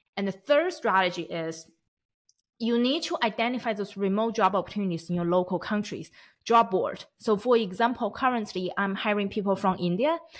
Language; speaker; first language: English; non-native, fluent; Chinese